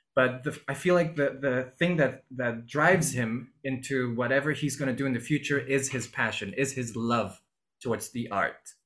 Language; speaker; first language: English; non-native, fluent; Spanish